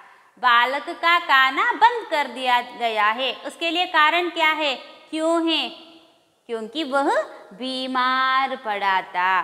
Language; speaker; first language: Hindi; non-native, local second language; Kannada